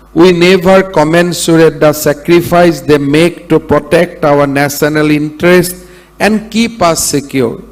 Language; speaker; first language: English; non-native, local second language; Assamese